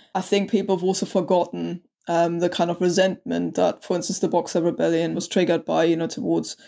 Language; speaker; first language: English; non-native, fluent; German